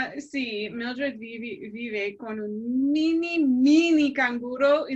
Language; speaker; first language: Spanish; non-native, learner; English